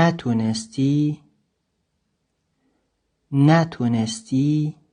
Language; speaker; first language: Persian; non-native, fluent; Central Kurdish